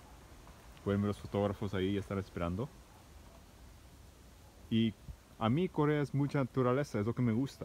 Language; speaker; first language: Spanish; early bilingual, heritage; Spanish